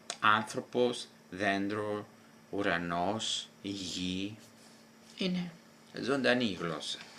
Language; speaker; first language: Greek; non-native, fluent; Italian